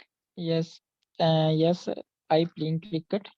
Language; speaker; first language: English; non-native, learner; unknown